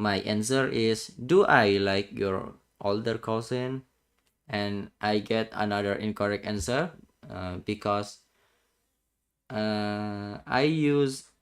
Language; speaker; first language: English; non-native, learner; Indonesian